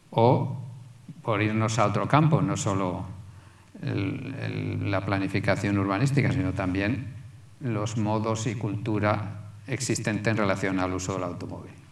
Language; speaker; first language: Spanish; native; Spanish